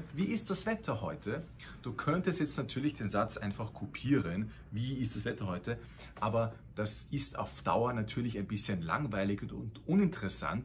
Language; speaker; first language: German; non-native, fluent; Spanish